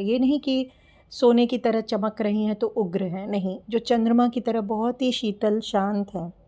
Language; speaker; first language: Hindi; native; Hindi